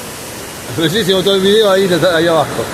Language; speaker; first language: Spanish; native; Spanish